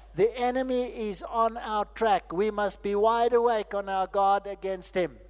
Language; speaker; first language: English; non-native, local second language; Afrikaans